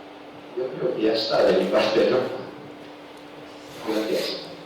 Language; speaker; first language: Spanish; non-native, learner; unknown